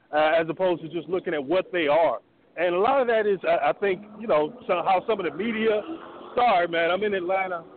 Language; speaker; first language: English; native; English